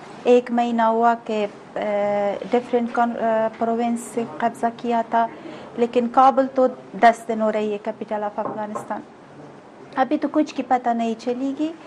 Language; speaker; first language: Hindi; non-native, fluent; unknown